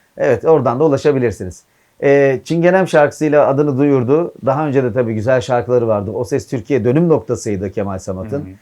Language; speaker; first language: Turkish; native; Turkish